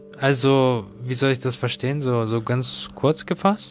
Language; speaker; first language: German; non-native, learner; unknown